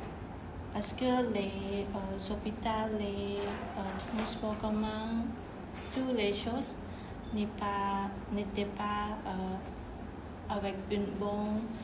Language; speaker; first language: French; non-native, learner; Khmer